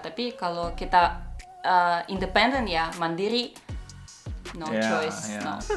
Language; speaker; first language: Indonesian; non-native, fluent; Russian